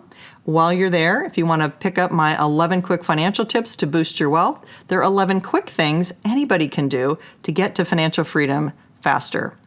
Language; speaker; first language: English; native; English